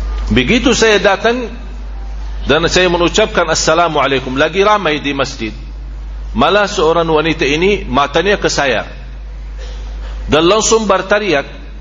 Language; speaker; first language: Indonesian; non-native, fluent; Arabic